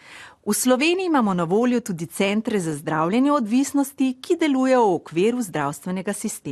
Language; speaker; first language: Slovenian; native; Slovenian